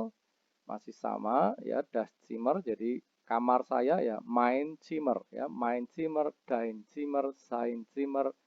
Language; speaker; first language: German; non-native, fluent; Indonesian